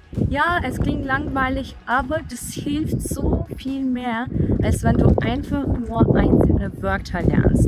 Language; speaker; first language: German; non-native, fluent; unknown